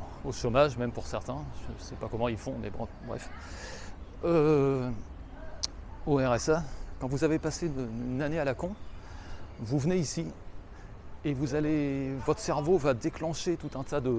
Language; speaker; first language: French; native; French